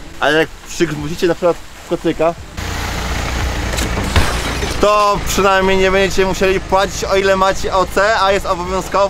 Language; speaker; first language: Polish; native; Polish